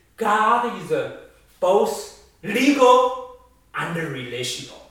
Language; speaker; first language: English; non-native, fluent; Chinese